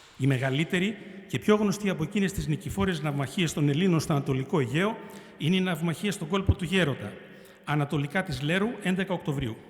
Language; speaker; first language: Greek; native; Greek